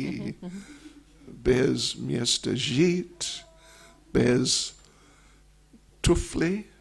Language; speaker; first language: Russian; non-native, learner; English